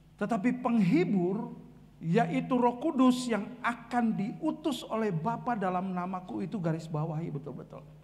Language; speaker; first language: Indonesian; native; Indonesian